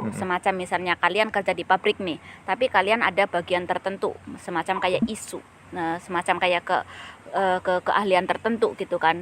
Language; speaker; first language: Indonesian; native; Indonesian